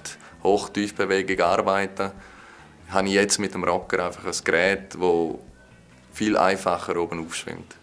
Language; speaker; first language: German; native; German